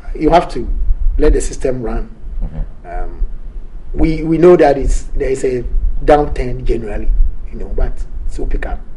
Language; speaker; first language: English; non-native, local second language; Akan